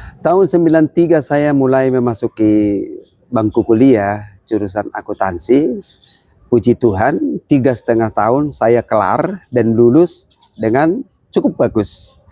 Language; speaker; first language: Indonesian; non-native, local second language; Batak Toba